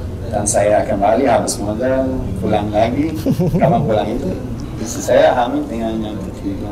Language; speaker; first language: Indonesian; non-native, fluent; Swedish